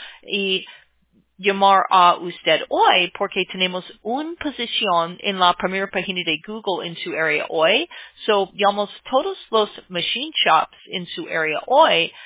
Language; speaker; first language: Spanish; non-native, learner; English